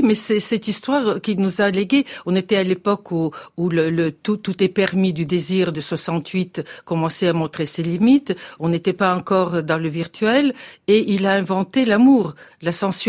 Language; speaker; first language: French; non-native, fluent; Bulgarian